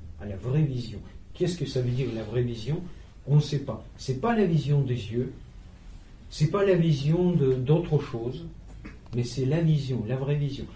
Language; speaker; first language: French; non-native, fluent; Russian